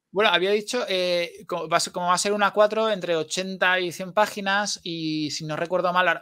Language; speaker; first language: Spanish; native; Spanish